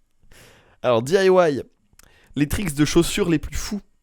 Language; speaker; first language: French; native; French